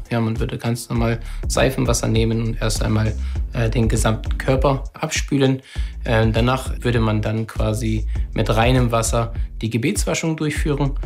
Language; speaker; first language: German; early bilingual, other home language; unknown